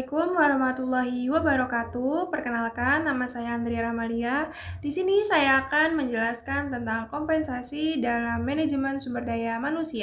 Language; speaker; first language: Indonesian; native; Indonesian